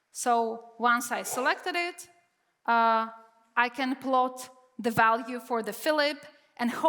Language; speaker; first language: English; non-native, fluent; Czech